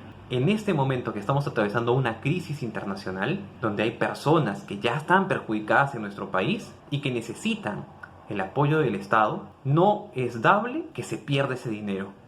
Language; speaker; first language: Spanish; native; Spanish